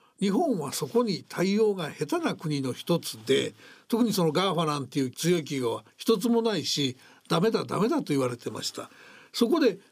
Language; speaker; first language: Japanese; native; Japanese